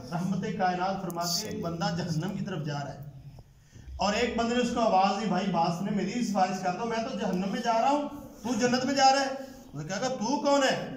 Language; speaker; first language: Urdu; non-native, local second language; Punjabi